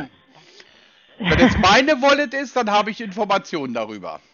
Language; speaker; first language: German; native; German